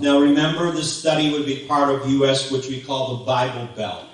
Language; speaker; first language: English; native; English